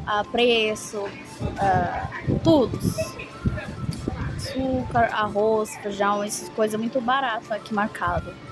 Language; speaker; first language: Portuguese; non-native, learner; Persian